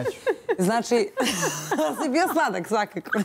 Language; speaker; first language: Serbian; native; Serbian